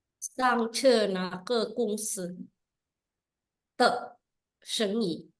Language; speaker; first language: Chinese; non-native, learner; Indonesian